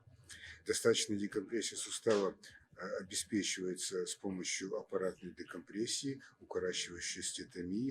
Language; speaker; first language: Russian; native; Russian